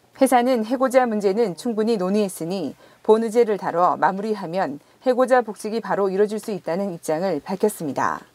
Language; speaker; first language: Korean; native; Korean